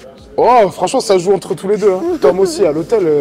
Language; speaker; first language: French; native; French